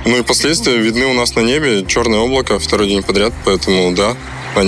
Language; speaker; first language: Russian; native; Russian